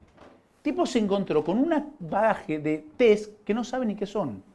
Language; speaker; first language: Spanish; native; Spanish